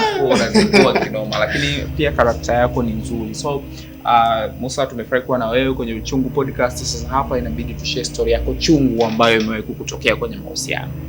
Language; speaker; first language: Swahili; native; Swahili